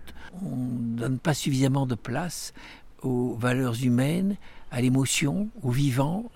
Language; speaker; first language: French; native; French